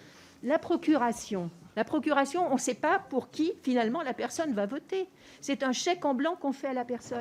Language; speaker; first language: French; native; French